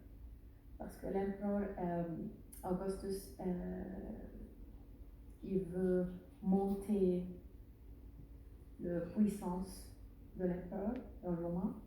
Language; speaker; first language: French; non-native, learner; Arabic